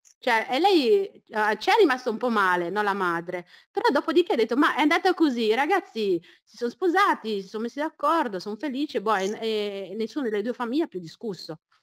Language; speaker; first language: Italian; early bilingual, other home language; Chinese